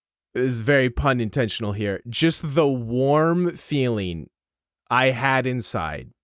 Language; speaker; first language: English; native; English